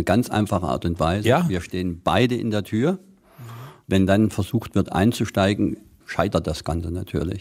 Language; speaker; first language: German; native; German